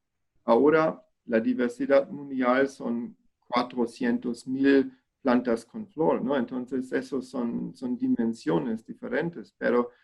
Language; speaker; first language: Spanish; non-native, fluent; German